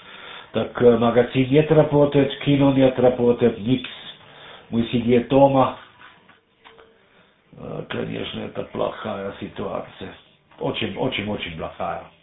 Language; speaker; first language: Russian; non-native, learner; German